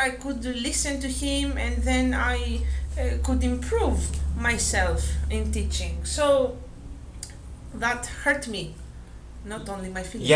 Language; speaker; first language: English; non-native, fluent; Greek